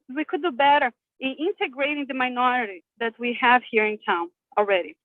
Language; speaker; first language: English; non-native, fluent; Portuguese